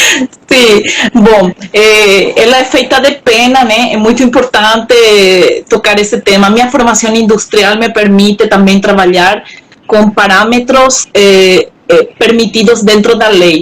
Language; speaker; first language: Portuguese; non-native, local second language; Spanish